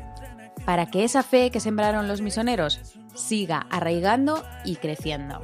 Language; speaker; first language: Spanish; native; Spanish